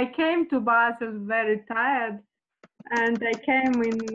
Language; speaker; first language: English; non-native, learner; Russian